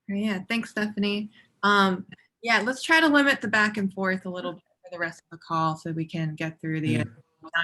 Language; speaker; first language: English; native; English